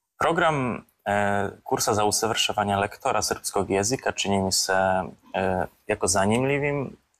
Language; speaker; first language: Serbian; non-native, fluent; Polish